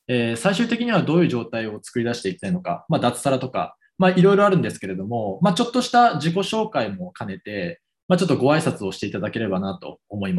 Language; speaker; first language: Japanese; native; Japanese